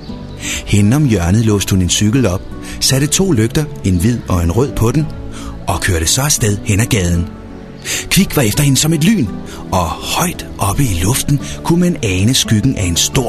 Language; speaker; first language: Danish; native; Danish